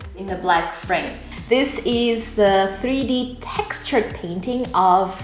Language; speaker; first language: English; non-native, fluent; Russian